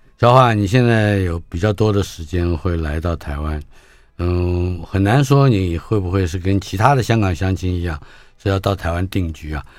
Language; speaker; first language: Chinese; native; Chinese